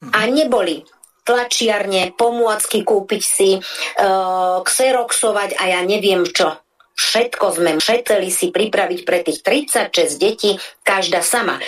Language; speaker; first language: Slovak; native; Slovak